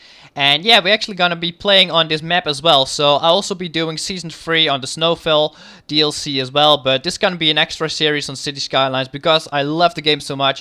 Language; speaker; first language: English; non-native, fluent; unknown